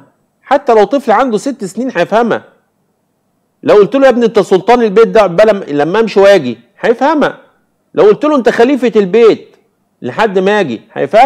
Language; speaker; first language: Arabic; native; Arabic